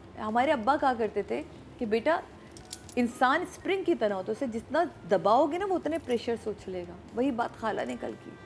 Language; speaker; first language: Urdu; native; Urdu